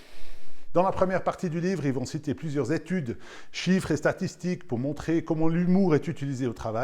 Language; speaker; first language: French; native; French